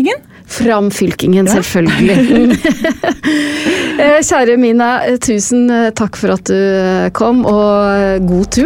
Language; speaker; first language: Norwegian; native; Norwegian